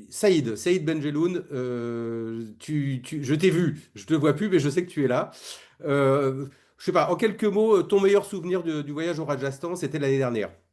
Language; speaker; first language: French; native; French